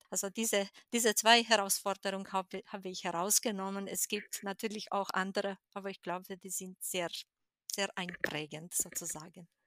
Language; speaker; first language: German; non-native, fluent; Romanian